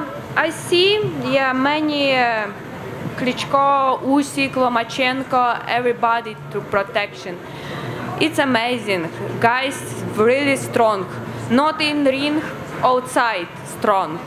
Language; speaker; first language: English; non-native, learner; Ukrainian